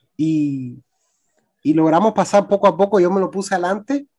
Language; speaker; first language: Spanish; native; Spanish